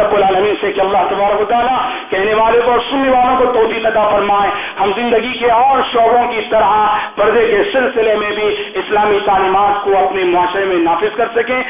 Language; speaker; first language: Urdu; native; Urdu